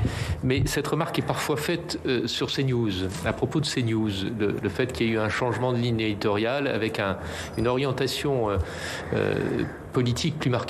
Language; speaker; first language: French; native; French